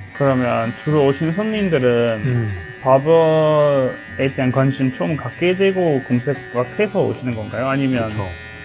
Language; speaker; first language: Korean; non-native, fluent; English